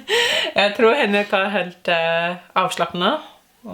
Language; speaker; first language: Norwegian; non-native, learner; English